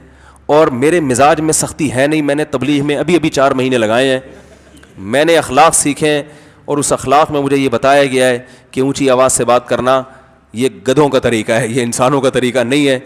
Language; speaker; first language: Urdu; native; Urdu